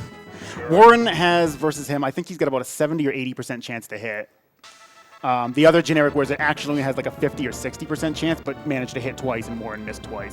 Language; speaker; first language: English; native; English